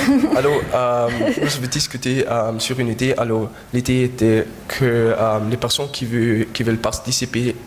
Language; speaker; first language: French; non-native, learner; German